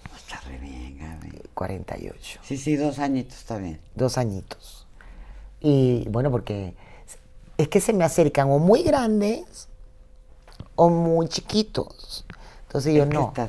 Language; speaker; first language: Spanish; native; Spanish